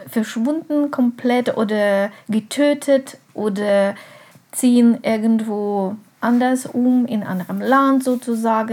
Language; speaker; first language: German; non-native, fluent; Russian